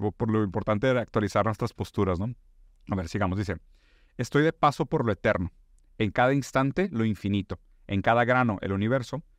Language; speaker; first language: Spanish; non-native, fluent; Portuguese